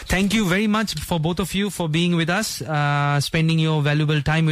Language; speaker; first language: Hindi; native; Hindi